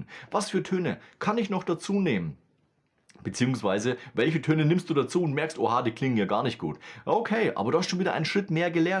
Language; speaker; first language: German; native; German